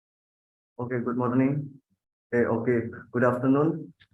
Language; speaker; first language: English; non-native, fluent; Indonesian